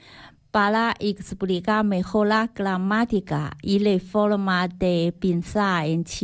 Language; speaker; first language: Spanish; non-native, learner; Chinese